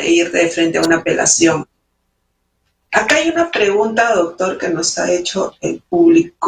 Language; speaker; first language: Spanish; native; Spanish